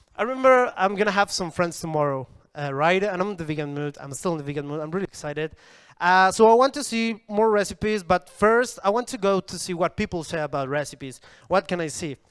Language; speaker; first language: English; non-native, fluent; Spanish